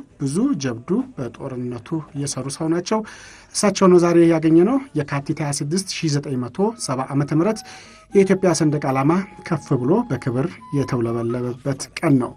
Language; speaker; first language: Amharic; native; Amharic